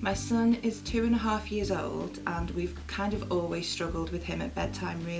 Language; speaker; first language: English; native; English